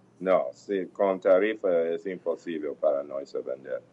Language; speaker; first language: Portuguese; non-native, fluent; English